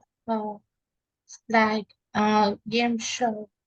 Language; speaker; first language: English; non-native, learner; Vietnamese